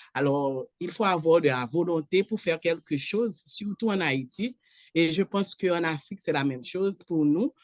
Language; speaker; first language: French; non-native, local second language; Haitian Creole